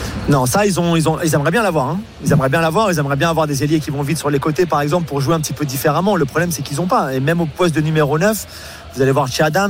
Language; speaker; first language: French; non-native, fluent; English